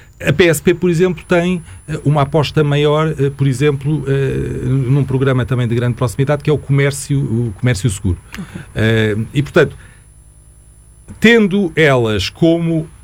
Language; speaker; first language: Portuguese; native; Portuguese